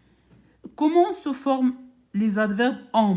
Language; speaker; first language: French; non-native, local second language; Arabic